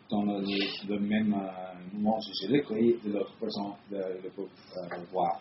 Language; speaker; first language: French; non-native, fluent; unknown